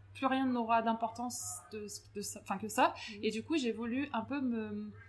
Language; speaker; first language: French; native; French